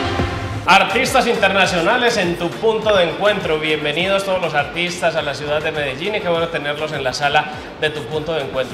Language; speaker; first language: Spanish; native; Spanish